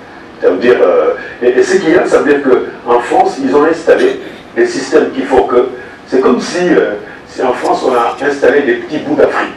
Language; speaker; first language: French; non-native, local second language; Wolof